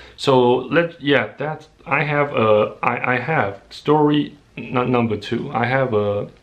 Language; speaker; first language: English; non-native, fluent; Chinese